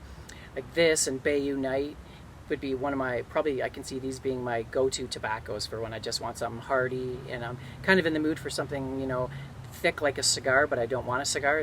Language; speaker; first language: English; native; English